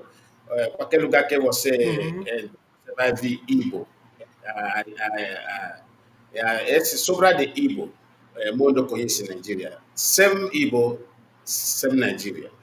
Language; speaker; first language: Portuguese; non-native, learner; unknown